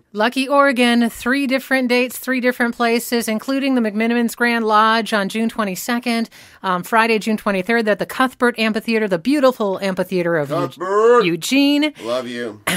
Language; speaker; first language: English; native; English